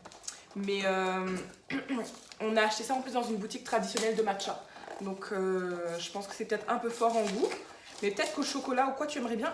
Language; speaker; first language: French; native; French